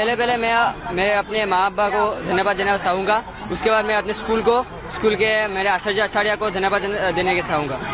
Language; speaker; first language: Hindi; non-native, local second language; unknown